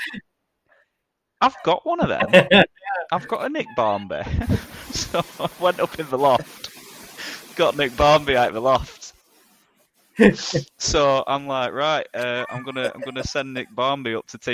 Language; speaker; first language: English; native; English